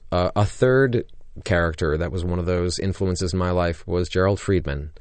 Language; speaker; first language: English; native; English